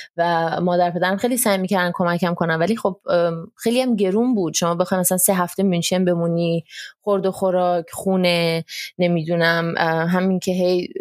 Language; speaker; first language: Persian; early bilingual, heritage; Persian